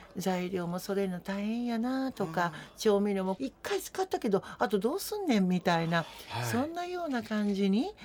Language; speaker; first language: Japanese; native; Japanese